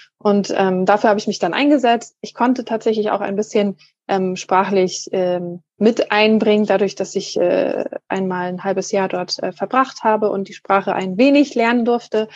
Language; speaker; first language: German; native; German